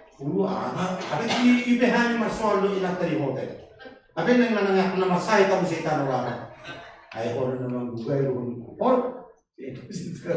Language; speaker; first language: Indonesian; non-native, local second language; Batak Toba